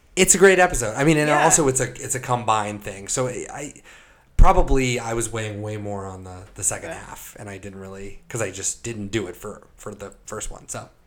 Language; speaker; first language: English; native; English